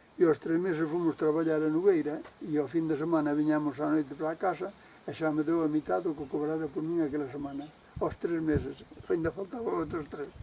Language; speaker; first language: Galician; native; Galician